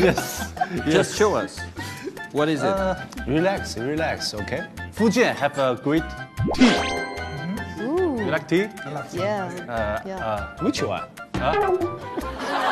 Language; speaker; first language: English; non-native, learner; Chinese